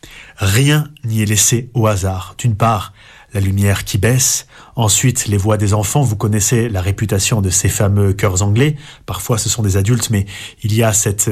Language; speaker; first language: French; native; French